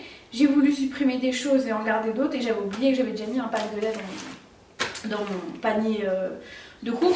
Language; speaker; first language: French; native; French